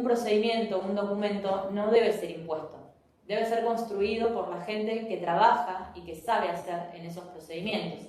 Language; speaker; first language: Spanish; native; Spanish